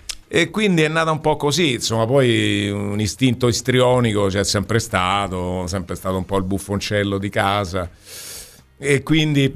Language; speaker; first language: Italian; native; Italian